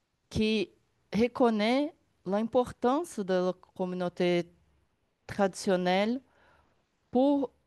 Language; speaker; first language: French; non-native, learner; Portuguese